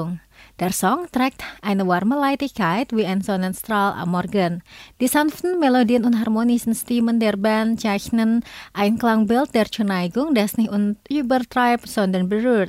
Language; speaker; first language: German; non-native, fluent; Indonesian